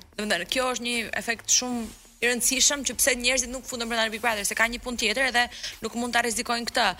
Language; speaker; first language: Albanian; native; Albanian